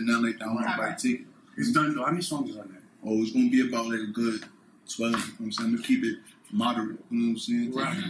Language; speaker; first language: English; native; English